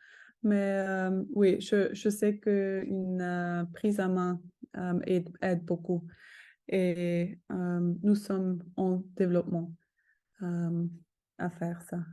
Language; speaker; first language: French; non-native, fluent; German